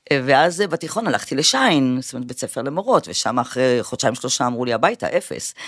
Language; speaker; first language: Hebrew; early bilingual, other home language; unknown